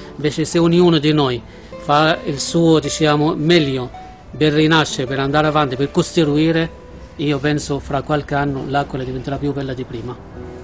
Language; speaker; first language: Italian; non-native, fluent; Arabic